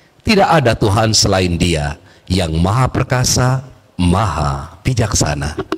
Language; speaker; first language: Indonesian; native; Indonesian